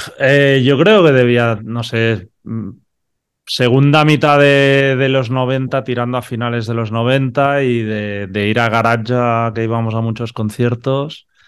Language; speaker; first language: Spanish; non-native, local second language; Catalan